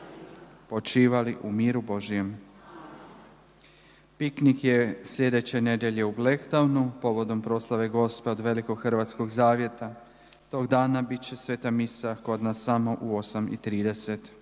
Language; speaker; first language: Croatian; native; Croatian